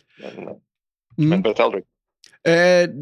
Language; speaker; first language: Swedish; non-native, learner; English